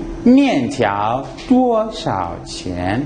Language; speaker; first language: Chinese; non-native, fluent; English